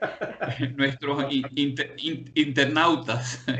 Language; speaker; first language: Spanish; native; Spanish